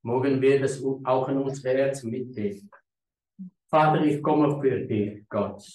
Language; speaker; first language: German; non-native, learner; Afrikaans